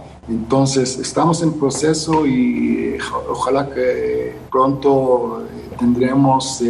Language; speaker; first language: Spanish; non-native, fluent; Hebrew